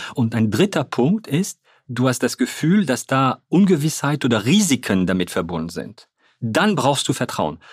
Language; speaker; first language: German; non-native, fluent; French